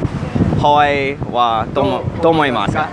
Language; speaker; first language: Japanese; non-native, learner; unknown